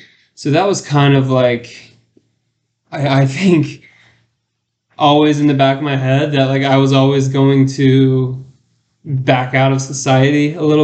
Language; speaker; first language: English; native; English